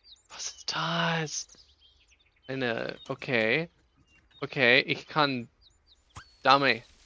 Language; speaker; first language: German; non-native, learner; English